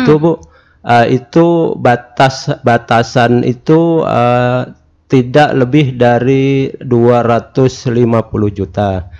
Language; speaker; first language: Indonesian; non-native, local second language; Javanese